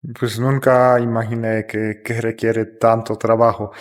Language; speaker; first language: Spanish; non-native, fluent; Polish